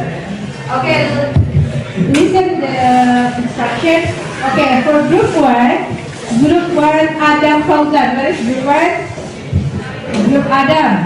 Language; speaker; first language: English; non-native, learner; Indonesian